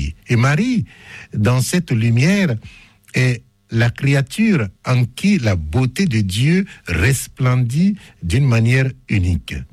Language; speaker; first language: French; native; French